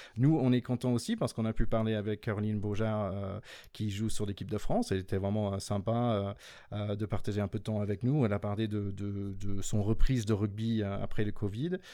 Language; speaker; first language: French; non-native, fluent; English